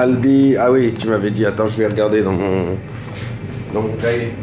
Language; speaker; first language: French; native; French